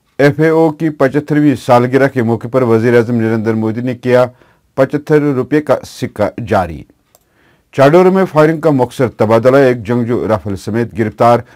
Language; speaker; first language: Urdu; non-native, local second language; Kashmiri